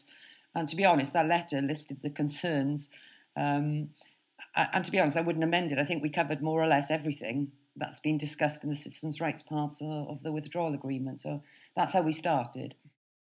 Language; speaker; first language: English; native; English